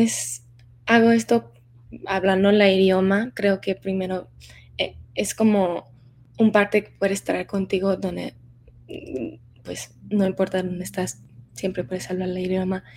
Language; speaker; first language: Spanish; early bilingual, heritage; Spanish